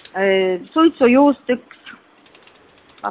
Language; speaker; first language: Estonian; non-native, local second language; Russian